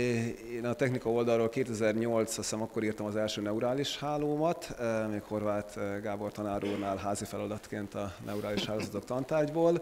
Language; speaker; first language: Hungarian; native; Hungarian